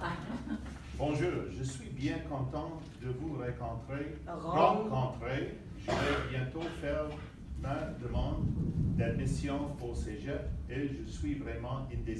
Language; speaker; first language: French; non-native, learner; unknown